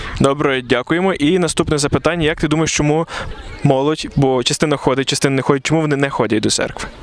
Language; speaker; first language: Ukrainian; native; Ukrainian